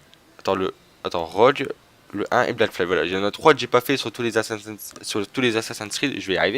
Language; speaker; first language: French; native; French